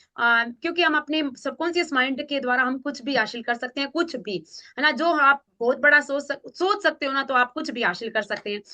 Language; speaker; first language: Hindi; native; Hindi